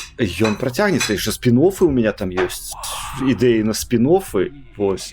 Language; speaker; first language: Belarusian; non-native, local second language; Russian